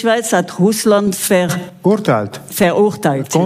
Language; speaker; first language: German; non-native, local second language; French